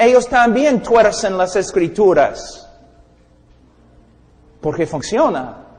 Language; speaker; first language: Spanish; non-native, fluent; English